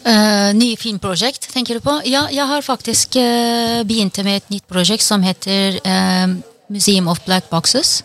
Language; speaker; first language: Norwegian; non-native, fluent; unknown